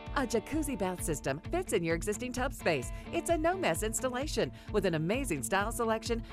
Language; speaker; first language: English; native; English